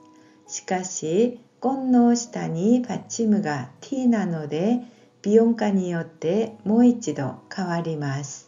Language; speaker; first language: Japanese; non-native, fluent; Korean